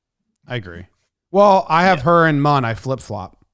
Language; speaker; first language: English; native; English